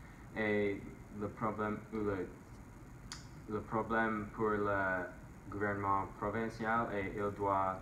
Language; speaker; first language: French; non-native, local second language; English